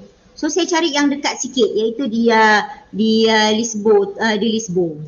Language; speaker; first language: Malay; native; Malay